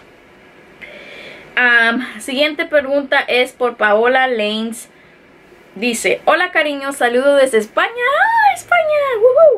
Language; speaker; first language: Spanish; early bilingual, heritage; Spanish